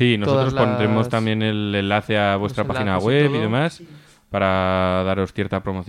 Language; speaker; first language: Spanish; native; Spanish